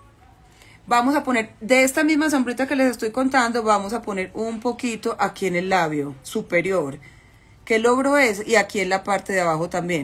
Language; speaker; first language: Spanish; native; Spanish